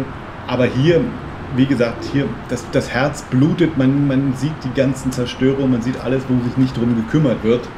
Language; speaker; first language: German; native; German